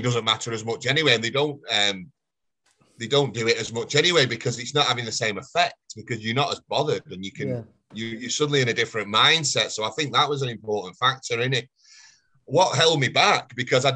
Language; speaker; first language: English; native; English